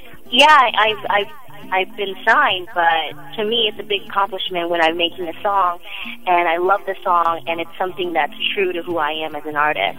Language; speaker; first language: English; native; English